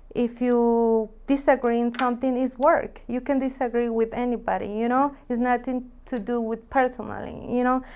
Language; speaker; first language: English; non-native, fluent; Spanish